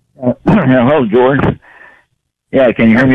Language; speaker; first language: English; native; English